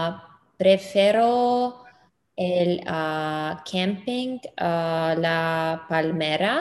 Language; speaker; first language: Spanish; non-native, learner; English